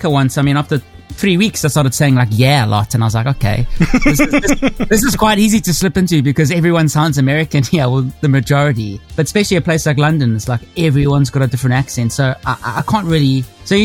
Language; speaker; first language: English; native; English